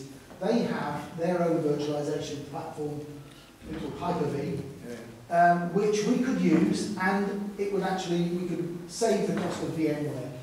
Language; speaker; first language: English; native; English